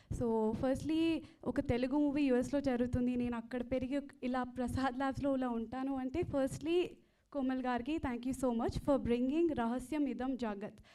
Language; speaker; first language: Telugu; early bilingual, heritage; Telugu